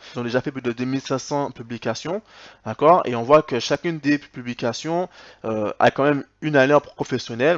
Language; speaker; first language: French; native; French